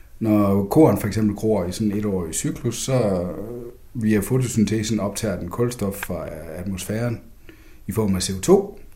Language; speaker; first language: Danish; native; Danish